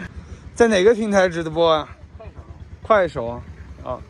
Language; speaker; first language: Chinese; native; Chinese